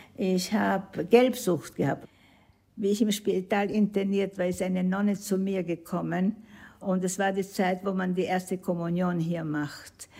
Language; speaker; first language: German; native; German